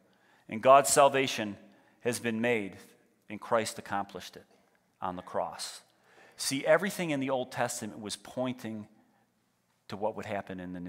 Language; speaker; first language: English; native; English